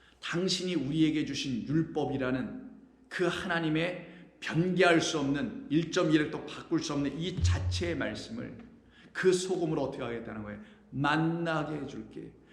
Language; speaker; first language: Korean; native; Korean